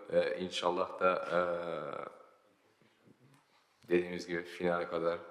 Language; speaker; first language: Turkish; early bilingual, heritage; Turkish